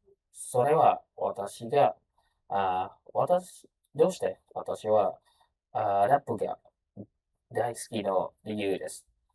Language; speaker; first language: Japanese; non-native, learner; Indonesian